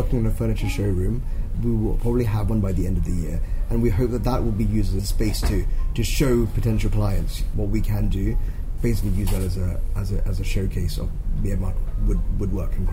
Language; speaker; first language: English; non-native, local second language; Cantonese